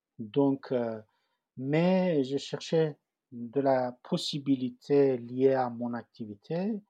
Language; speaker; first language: French; non-native, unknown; Persian